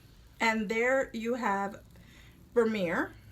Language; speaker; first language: English; native; English